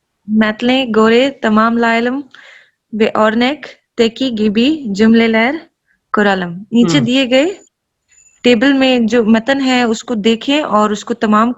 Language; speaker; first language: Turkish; non-native, learner; Urdu